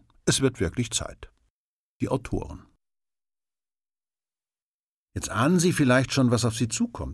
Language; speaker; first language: German; native; German